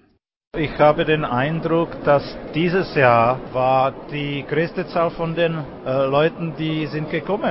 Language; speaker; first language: German; non-native, fluent; Czech